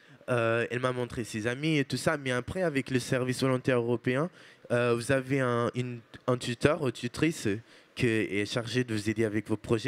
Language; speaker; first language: French; non-native, fluent; Portuguese